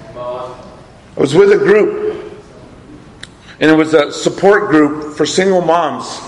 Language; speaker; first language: English; native; English